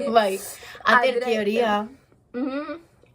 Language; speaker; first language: Basque; non-native, local second language; Spanish